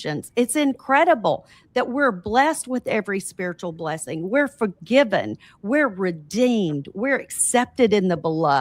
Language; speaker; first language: English; native; English